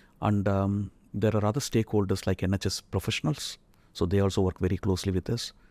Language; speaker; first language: English; non-native, local second language; Tamil